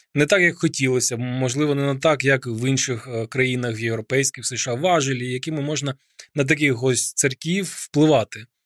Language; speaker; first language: Ukrainian; native; Ukrainian